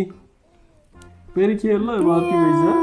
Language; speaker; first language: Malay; non-native, learner; Turkish